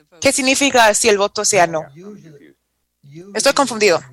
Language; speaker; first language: Spanish; non-native, fluent; English